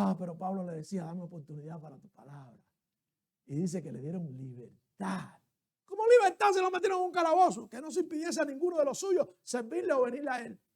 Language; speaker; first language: Spanish; native; Spanish